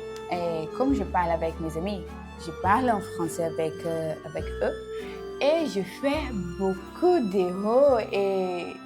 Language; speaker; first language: French; non-native, learner; Portuguese